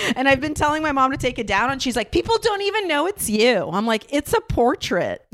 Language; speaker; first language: English; non-native, fluent; Russian